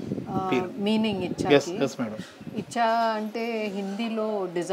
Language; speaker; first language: Telugu; non-native, learner; Hindi